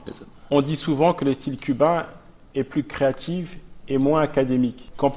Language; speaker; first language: French; native; French